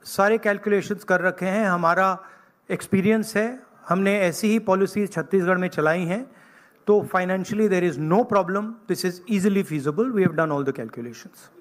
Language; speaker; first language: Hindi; native; Hindi